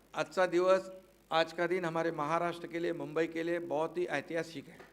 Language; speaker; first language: Hindi; non-native, local second language; Marathi